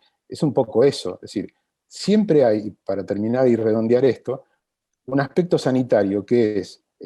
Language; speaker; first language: Spanish; native; Spanish